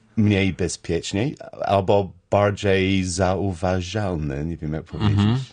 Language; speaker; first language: Polish; non-native, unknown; English